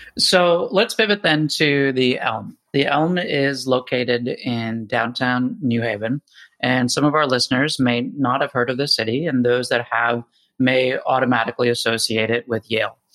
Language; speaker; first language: English; native; English